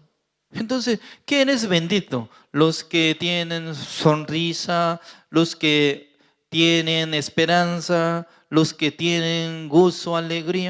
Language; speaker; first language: Spanish; non-native, fluent; Korean